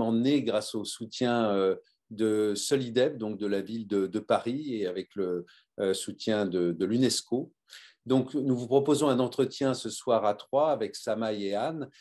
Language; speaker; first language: French; native; French